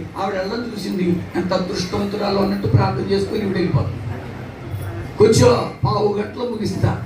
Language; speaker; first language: Telugu; non-native, local second language; Tamil